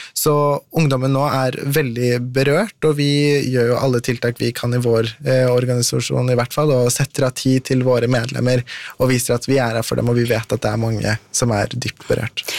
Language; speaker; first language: Norwegian; early bilingual, other home language; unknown